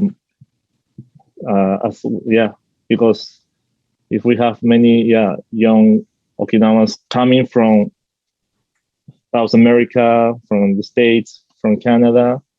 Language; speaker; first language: English; non-native, fluent; Spanish